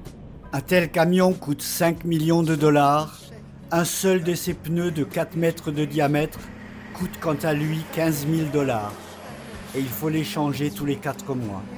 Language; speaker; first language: French; native; French